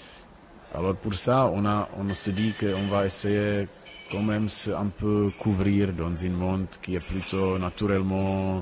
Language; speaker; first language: French; non-native, learner; Czech